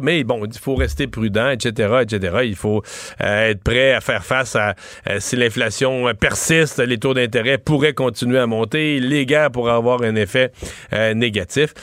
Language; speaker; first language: French; native; French